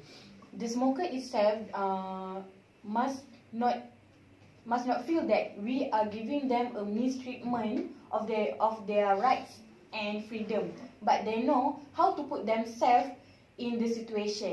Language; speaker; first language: English; non-native, learner; Malay